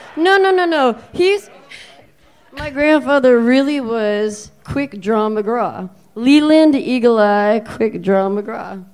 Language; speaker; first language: English; native; English